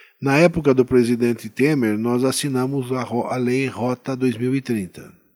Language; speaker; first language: Portuguese; native; Portuguese